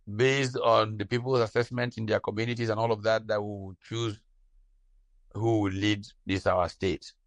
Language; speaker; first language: English; non-native, local second language; Hausa